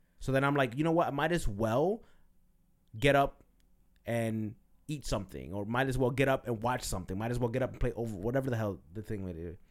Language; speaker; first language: English; early bilingual, other home language; Spanish